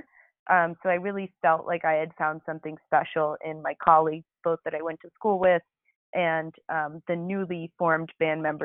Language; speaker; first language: English; native; English